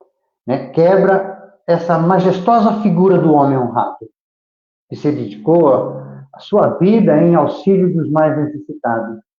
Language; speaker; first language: Portuguese; native; Portuguese